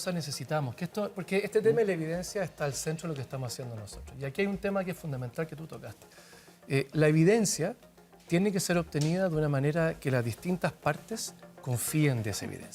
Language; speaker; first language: Spanish; native; Spanish